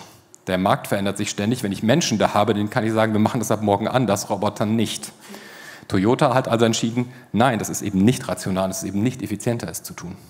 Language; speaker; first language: German; native; German